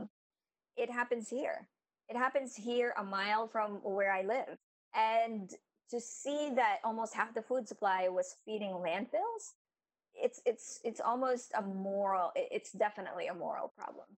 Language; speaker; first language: English; non-native, local second language; Filipino